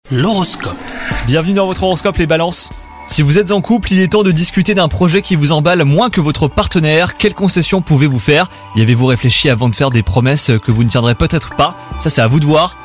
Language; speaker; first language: French; native; French